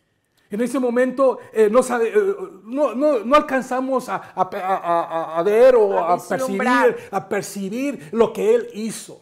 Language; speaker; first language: Spanish; native; Spanish